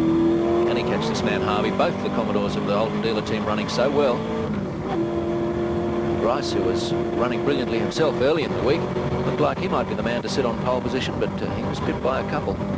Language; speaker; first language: English; native; English